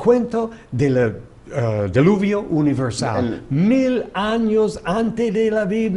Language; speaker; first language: Spanish; non-native, fluent; English